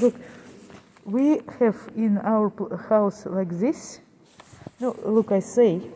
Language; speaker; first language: English; non-native, learner; Russian